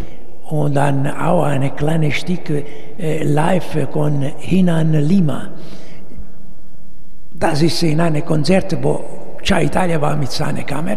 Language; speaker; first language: German; non-native, fluent; Italian